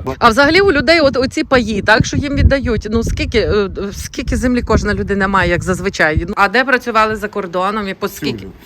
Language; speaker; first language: Ukrainian; native; Ukrainian